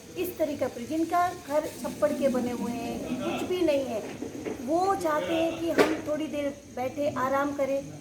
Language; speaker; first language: Hindi; non-native, local second language; Nepali